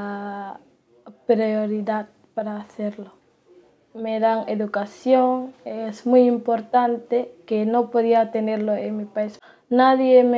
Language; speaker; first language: Spanish; non-native, learner; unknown